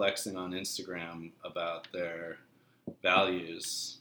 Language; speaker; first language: English; native; English